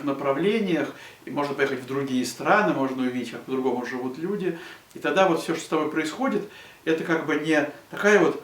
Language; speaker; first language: Russian; native; Russian